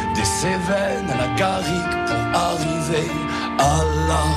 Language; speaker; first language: French; native; French